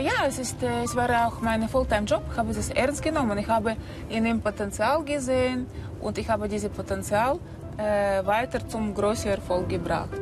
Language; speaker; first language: German; non-native, fluent; Russian